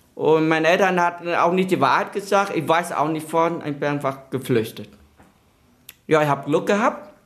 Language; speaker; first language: German; non-native, fluent; Vietnamese